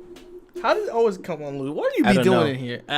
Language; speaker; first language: English; native; English